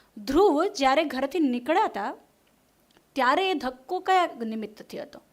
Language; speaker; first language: Gujarati; non-native, local second language; Hindi